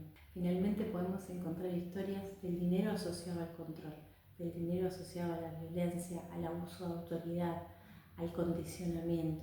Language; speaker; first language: Spanish; native; Spanish